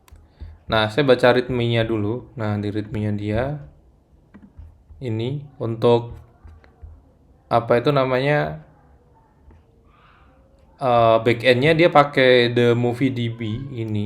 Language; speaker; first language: Indonesian; native; Indonesian